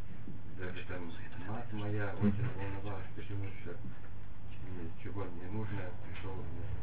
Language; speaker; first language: Russian; non-native, fluent; Lithuanian